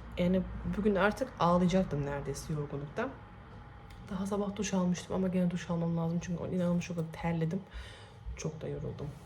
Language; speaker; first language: Turkish; early bilingual, heritage; Turkish